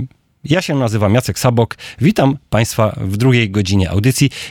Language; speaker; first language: Polish; native; Polish